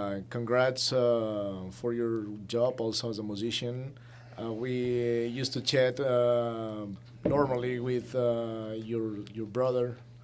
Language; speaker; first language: English; non-native, learner; Spanish